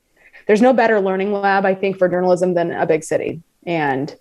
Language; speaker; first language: English; native; English